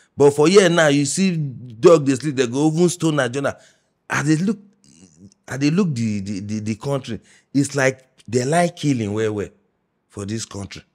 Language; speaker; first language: Nigerian Pidgin; non-native, local second language; Yoruba